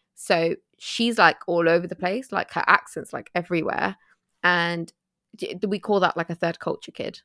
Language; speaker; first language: English; early bilingual, other home language; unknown